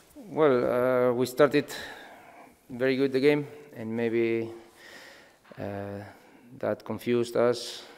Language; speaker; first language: English; non-native, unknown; Catalan